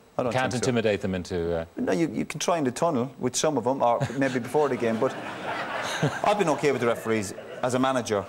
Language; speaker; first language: English; native; English